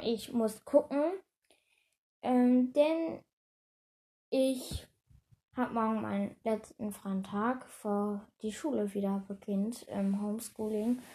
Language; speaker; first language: German; native; German